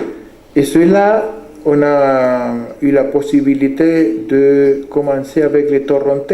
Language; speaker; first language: French; non-native, fluent; Spanish